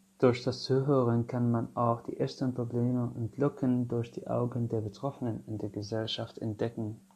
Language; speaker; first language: German; non-native, fluent; Arabic